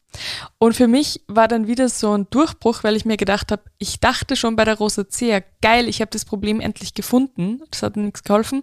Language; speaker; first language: German; native; German